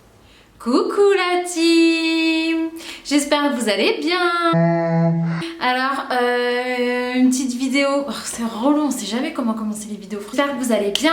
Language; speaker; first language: French; native; French